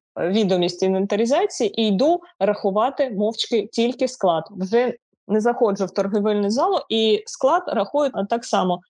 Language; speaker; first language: Ukrainian; non-native, local second language; Russian